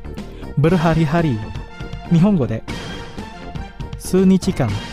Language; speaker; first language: Japanese; non-native, fluent; Indonesian